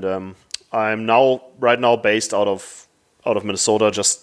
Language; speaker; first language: English; non-native, fluent; German